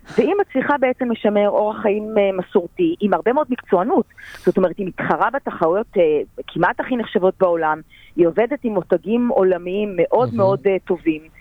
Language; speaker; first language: Hebrew; native; Hebrew